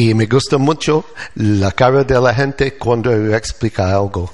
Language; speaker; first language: Spanish; non-native, learner; English